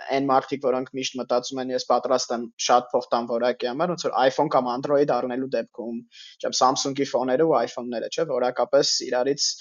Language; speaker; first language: Armenian; native; Armenian